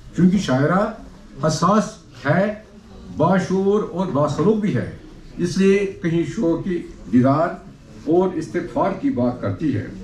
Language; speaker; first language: Urdu; non-native, local second language; Kashmiri